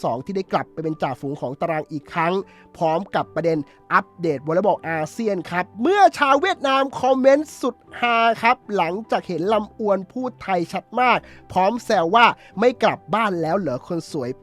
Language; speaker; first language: Thai; native; Thai